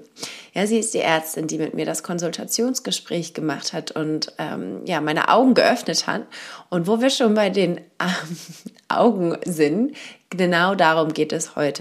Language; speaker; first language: German; native; German